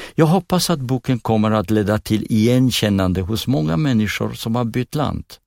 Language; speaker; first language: Swedish; non-native, fluent; Polish